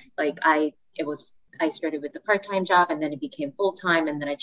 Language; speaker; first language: English; non-native, fluent; Korean